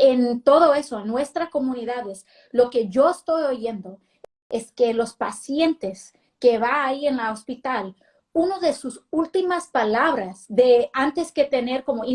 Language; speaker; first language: Spanish; early bilingual, heritage; Spanish